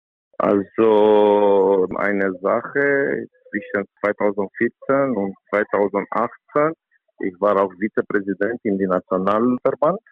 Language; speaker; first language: German; non-native, learner; Romanian